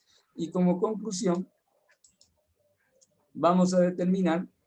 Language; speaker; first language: Spanish; native; Spanish